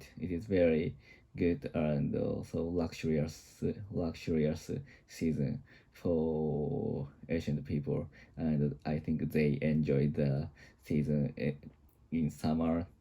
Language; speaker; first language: English; non-native, learner; Japanese